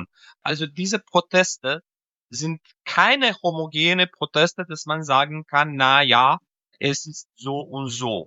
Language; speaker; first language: German; non-native, fluent; Serbian